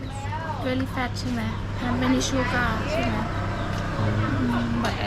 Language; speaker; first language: English; non-native, learner; Thai